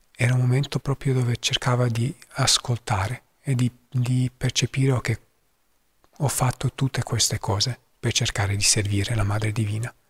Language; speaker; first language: Italian; non-native, fluent; English